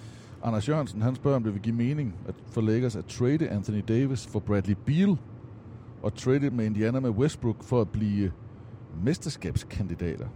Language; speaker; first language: Danish; native; Danish